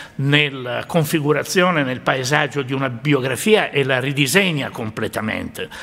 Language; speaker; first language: Italian; native; Italian